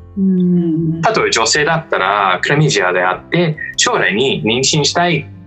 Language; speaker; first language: Japanese; non-native, fluent; English